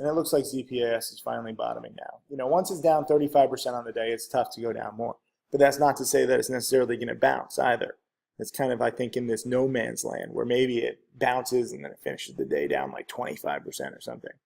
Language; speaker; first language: English; native; English